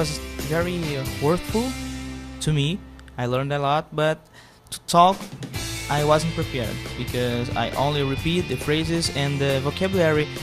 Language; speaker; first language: English; non-native, fluent; Portuguese